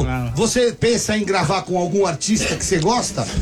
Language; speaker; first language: Portuguese; native; Portuguese